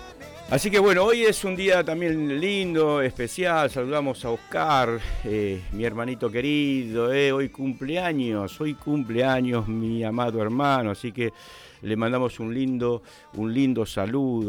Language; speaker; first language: Spanish; native; Spanish